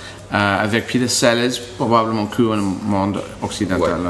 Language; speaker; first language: French; non-native, learner; English